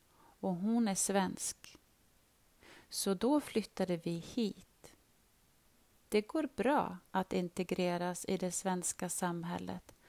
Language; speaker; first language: Swedish; non-native, learner; Arabic